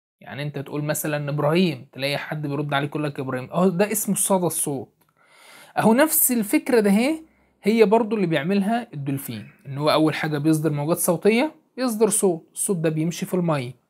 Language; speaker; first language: Arabic; native; Arabic